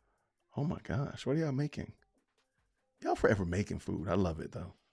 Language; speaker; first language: English; native; English